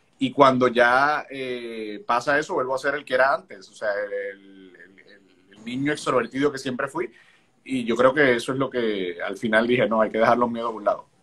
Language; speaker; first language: Spanish; native; Spanish